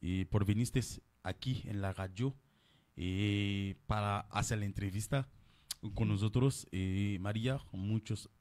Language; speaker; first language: Spanish; non-native, learner; Haitian Creole